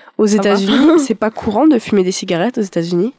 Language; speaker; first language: French; native; French